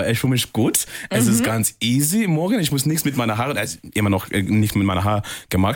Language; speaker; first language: German; non-native, fluent; English